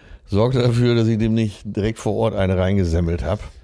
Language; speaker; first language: German; native; German